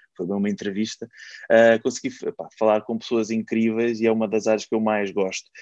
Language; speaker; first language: Portuguese; native; Portuguese